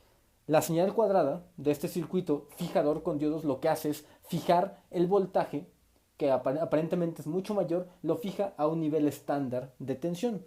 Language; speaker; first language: Spanish; native; Spanish